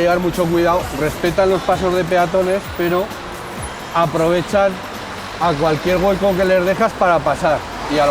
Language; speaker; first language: Spanish; native; Spanish